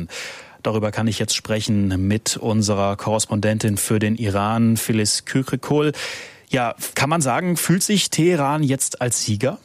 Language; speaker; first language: German; native; German